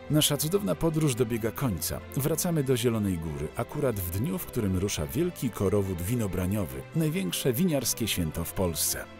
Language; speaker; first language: Polish; native; Polish